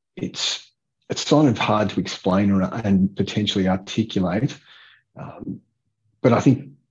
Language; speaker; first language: English; native; English